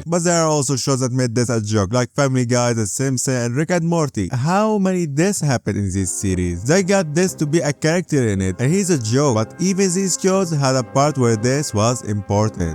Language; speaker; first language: English; non-native, fluent; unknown